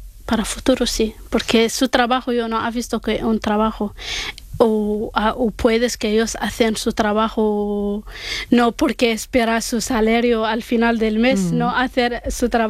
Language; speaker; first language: Spanish; non-native, learner; Arabic